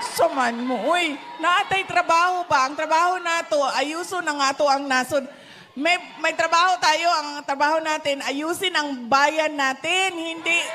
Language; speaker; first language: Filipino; non-native, local second language; Cebuano